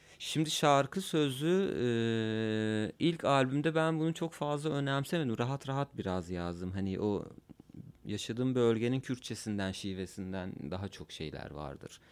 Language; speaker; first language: Turkish; non-native, local second language; Kurdish